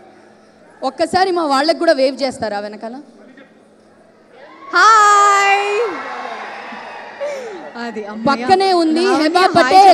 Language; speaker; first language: Telugu; native; Telugu